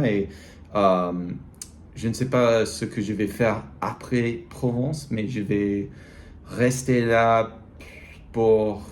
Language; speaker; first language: French; non-native, learner; English